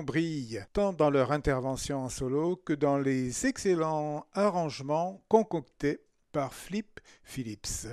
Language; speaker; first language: French; native; French